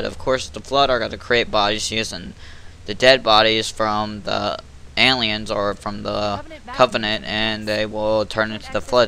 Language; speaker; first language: English; native; English